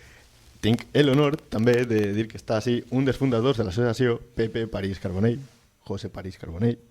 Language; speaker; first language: Catalan; native; Catalan